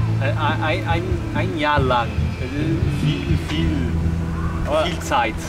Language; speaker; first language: German; non-native, fluent; Portuguese